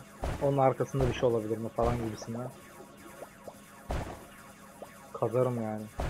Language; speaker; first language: Turkish; native; Turkish